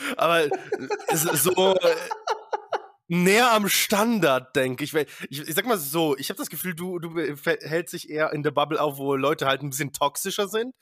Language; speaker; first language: German; early bilingual, other home language; Polish